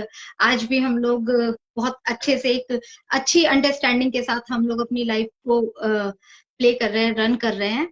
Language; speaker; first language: Hindi; native; Hindi